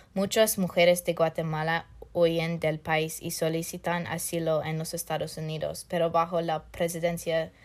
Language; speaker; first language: Spanish; non-native, fluent; English